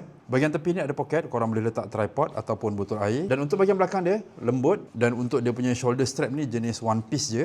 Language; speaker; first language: Malay; native; Malay